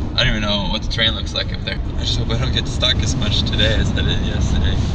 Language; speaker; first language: English; non-native, fluent; Norwegian